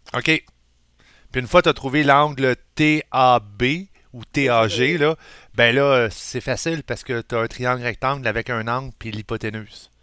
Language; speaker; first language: French; native; French